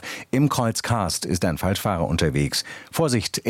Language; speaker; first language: German; native; German